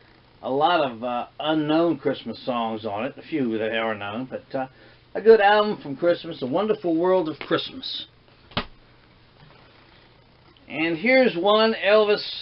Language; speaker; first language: English; native; English